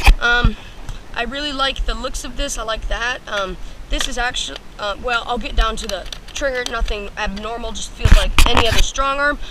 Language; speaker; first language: English; native; English